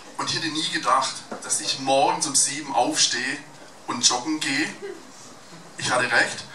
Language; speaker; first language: German; native; German